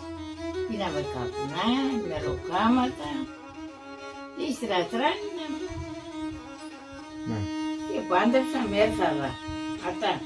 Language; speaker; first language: Greek; early bilingual, other home language; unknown